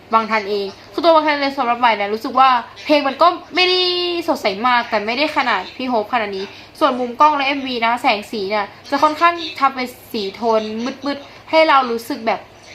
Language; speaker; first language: Thai; native; Thai